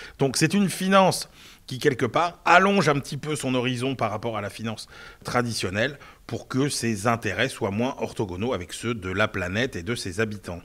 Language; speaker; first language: French; native; French